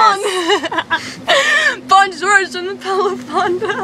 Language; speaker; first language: French; non-native, learner; English